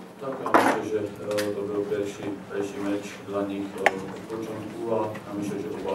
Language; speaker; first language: Polish; non-native, learner; Slovak